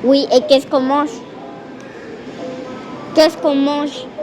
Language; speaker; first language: French; non-native, fluent; Spanish